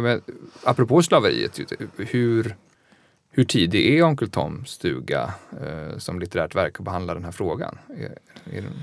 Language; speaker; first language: Swedish; native; Swedish